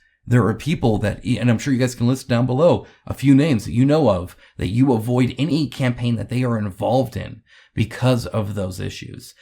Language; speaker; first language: English; native; English